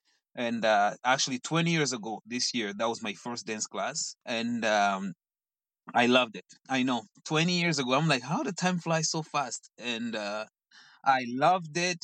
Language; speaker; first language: English; non-native, fluent; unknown